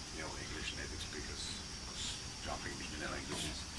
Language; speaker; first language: English; non-native, fluent; Czech